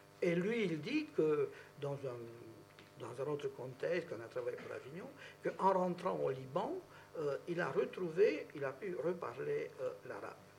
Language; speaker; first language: French; non-native, fluent; Romanian